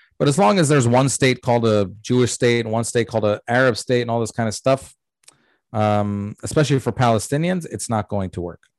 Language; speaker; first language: English; early bilingual, other home language; Arabic